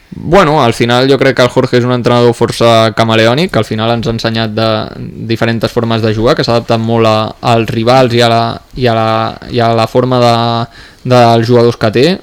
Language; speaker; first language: Catalan; native; Catalan